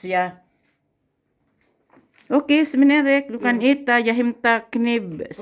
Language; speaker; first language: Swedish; non-native, learner; Filipino